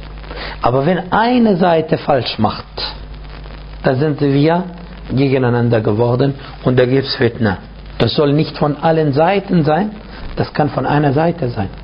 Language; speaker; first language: German; non-native, fluent; Arabic